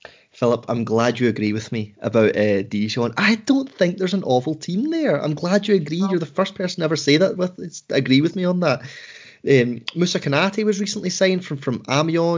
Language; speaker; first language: English; native; English